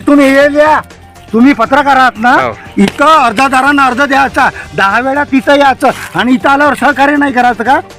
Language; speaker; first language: Marathi; native; Marathi